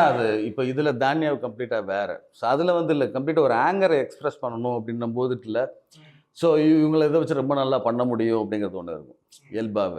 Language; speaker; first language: Tamil; native; Tamil